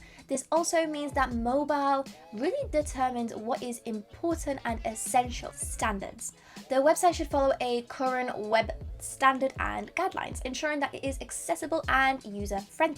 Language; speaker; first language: English; non-native, fluent; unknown